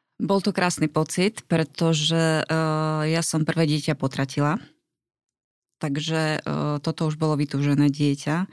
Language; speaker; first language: Slovak; native; Slovak